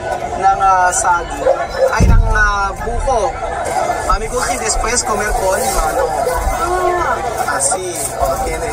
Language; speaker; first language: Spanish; non-native, learner; Filipino